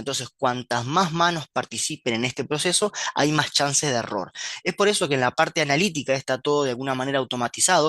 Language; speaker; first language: Spanish; native; Spanish